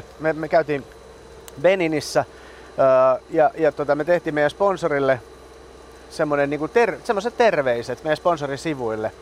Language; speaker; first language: Finnish; early bilingual, other home language; Persian